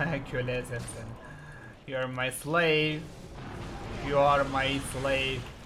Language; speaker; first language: English; non-native, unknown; Turkish